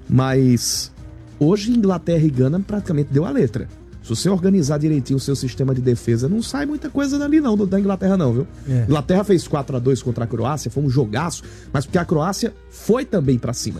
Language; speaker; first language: Portuguese; native; Portuguese